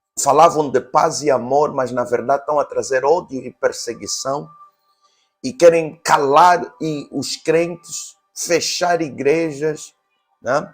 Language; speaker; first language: Portuguese; native; Portuguese